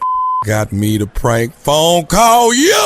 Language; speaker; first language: English; native; English